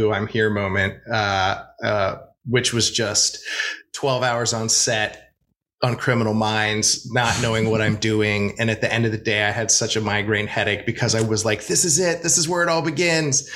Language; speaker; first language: English; native; English